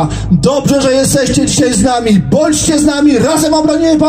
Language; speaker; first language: Polish; native; Polish